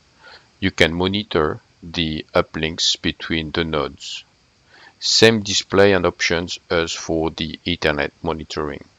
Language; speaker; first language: English; non-native, fluent; French